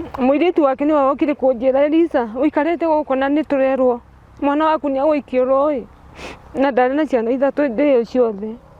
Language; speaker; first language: Kikuyu; non-native, local second language; Turkish